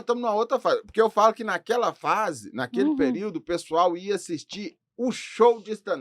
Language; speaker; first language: Portuguese; native; Portuguese